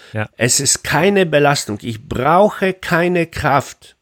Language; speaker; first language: German; non-native, fluent; Polish